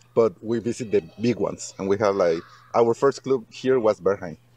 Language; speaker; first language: English; non-native, learner; Spanish